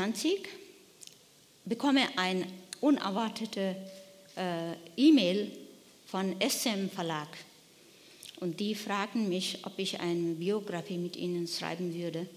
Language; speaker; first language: German; non-native, learner; Nepali